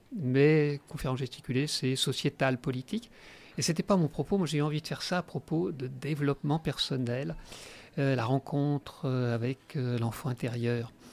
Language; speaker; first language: French; native; French